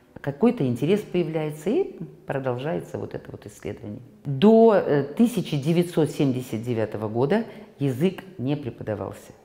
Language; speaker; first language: Russian; native; Russian